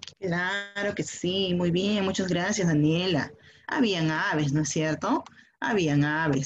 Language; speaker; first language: Spanish; native; Spanish